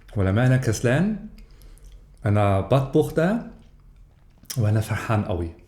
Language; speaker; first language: Egyptian Arabic; non-native, learner; German